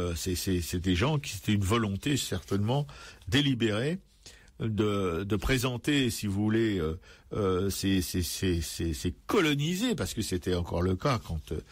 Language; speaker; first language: French; native; French